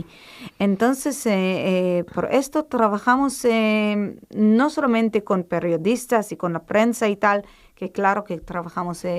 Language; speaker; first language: Spanish; non-native, fluent; Hebrew